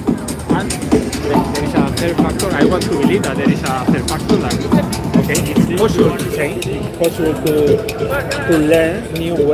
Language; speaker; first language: English; non-native, fluent; Spanish